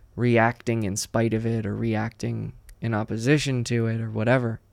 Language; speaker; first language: English; native; English